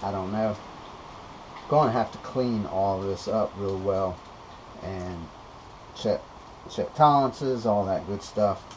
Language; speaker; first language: English; native; English